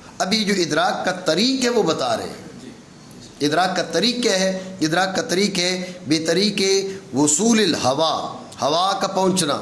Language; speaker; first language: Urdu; non-native, local second language; Punjabi